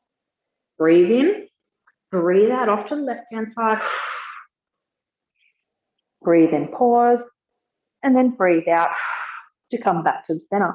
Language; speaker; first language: English; native; English